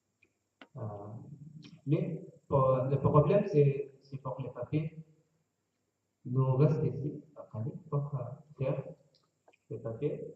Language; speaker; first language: French; non-native, learner; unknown